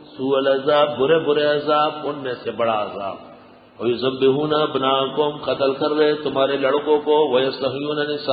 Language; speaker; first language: Urdu; non-native, local second language; Pashto